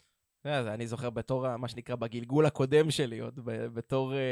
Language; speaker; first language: Hebrew; native; Hebrew